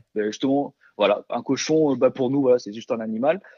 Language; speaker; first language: French; early bilingual, other home language; Korean